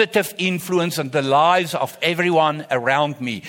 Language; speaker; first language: English; non-native, local second language; Afrikaans